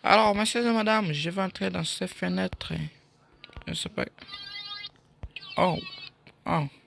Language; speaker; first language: French; non-native, learner; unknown